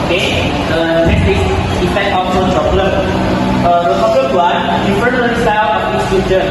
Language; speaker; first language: English; non-native, learner; Indonesian